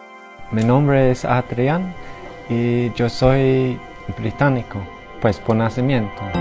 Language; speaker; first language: Spanish; non-native, fluent; English